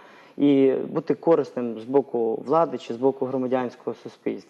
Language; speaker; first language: Ukrainian; native; Ukrainian